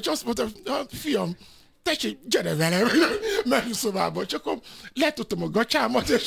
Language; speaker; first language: Hungarian; non-native, fluent; Yoruba